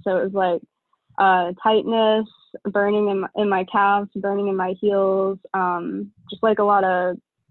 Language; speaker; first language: English; native; English